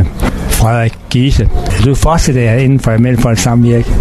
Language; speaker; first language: Danish; native; Danish